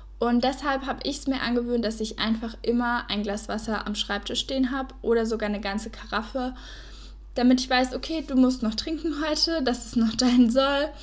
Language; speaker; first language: German; native; German